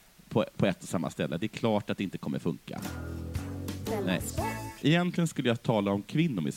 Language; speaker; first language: Swedish; native; Swedish